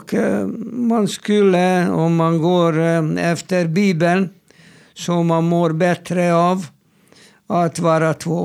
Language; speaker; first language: Swedish; non-native, fluent; Hungarian